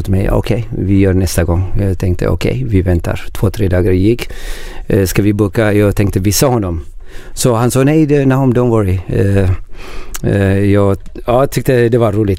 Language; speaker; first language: Swedish; non-native, learner; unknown